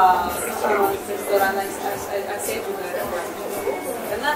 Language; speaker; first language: Indonesian; non-native, fluent; Russian